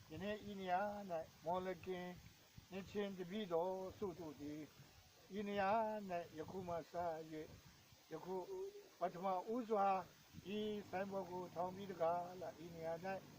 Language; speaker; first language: Burmese; non-native, local second language; Kachin